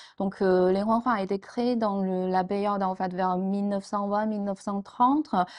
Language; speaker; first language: French; non-native, fluent; Chinese